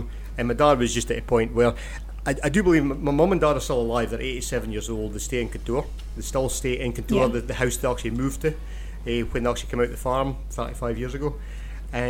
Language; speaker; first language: English; native; English